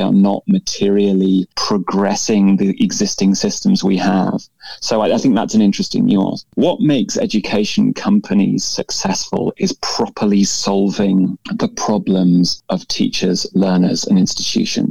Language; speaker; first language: English; native; English